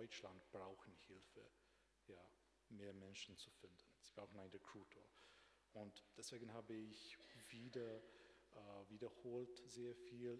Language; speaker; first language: German; non-native, fluent; Romanian